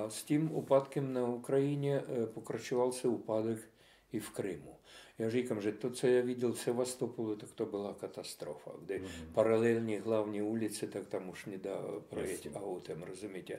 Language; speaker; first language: Czech; non-native, fluent; Russian